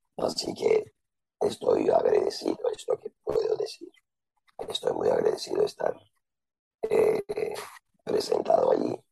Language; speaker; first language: Spanish; non-native, fluent; Turkish